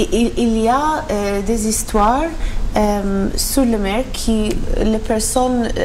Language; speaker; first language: French; non-native, learner; Maltese